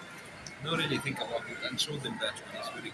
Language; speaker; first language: English; non-native, fluent; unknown